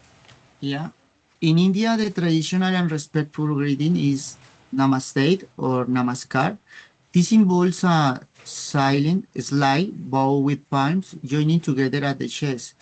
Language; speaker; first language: English; non-native, learner; Spanish